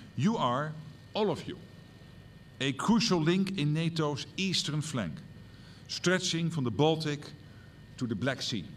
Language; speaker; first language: English; non-native, fluent; Dutch